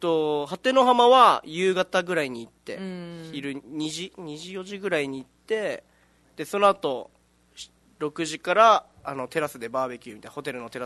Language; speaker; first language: Japanese; native; Japanese